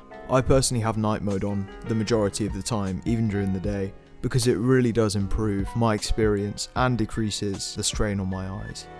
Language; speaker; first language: English; native; English